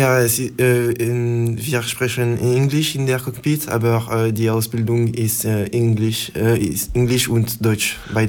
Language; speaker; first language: German; non-native, learner; French